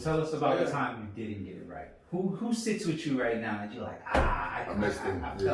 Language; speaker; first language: English; native; English